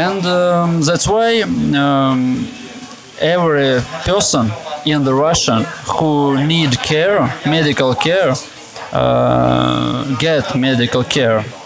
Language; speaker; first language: English; non-native, learner; Russian